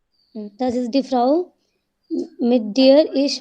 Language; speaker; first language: German; non-native, learner; Hindi